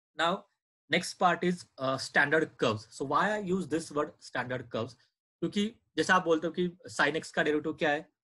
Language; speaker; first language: Hindi; non-native, local second language; Marathi